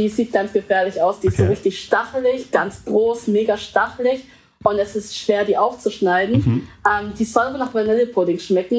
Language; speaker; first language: German; early bilingual, other home language; Vietnamese